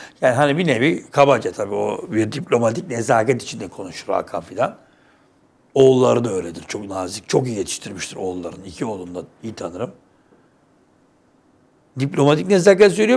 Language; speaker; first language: Turkish; native; Turkish